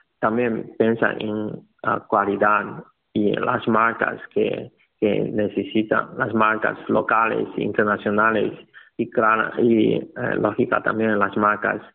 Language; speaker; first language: Spanish; non-native, learner; Chinese